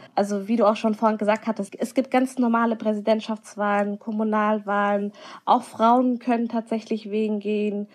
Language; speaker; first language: German; non-native, local second language; Somali